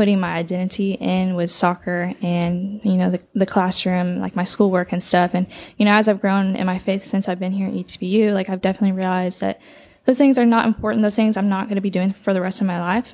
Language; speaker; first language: English; native; English